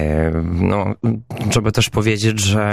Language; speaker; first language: Polish; non-native, local second language; Belarusian